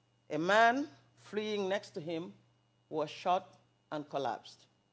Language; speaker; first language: English; non-native, local second language; Wolof